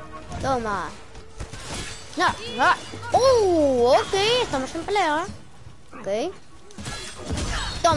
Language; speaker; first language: Spanish; early bilingual, heritage; English